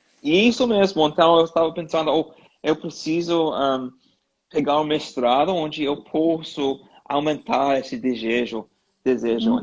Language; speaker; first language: Portuguese; non-native, learner; English